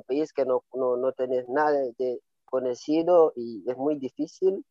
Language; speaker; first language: Spanish; non-native, learner; Wolof